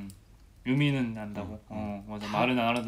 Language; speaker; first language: Japanese; non-native, learner; Korean